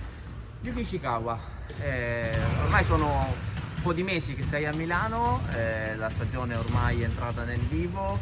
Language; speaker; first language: Italian; native; Italian